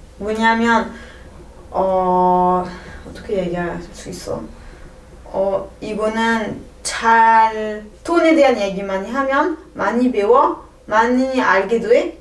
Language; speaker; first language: Korean; non-native, learner; French